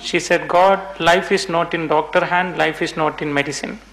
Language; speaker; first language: English; non-native, local second language; Malayalam